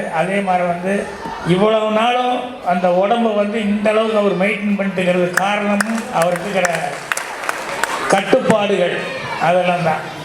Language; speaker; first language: Tamil; native; Tamil